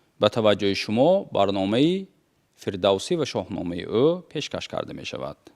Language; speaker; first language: Tajik; native; Tajik